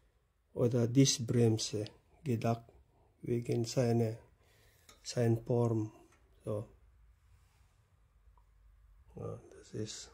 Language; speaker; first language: German; non-native, learner; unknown